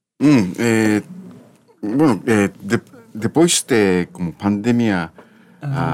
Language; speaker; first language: Portuguese; non-native, learner; Japanese